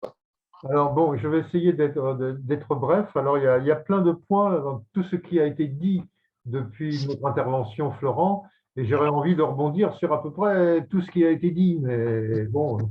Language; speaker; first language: French; native; French